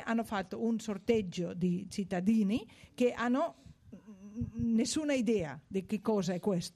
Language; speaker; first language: Italian; non-native, fluent; Spanish